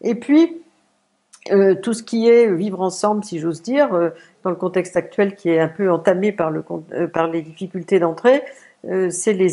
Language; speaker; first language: French; native; French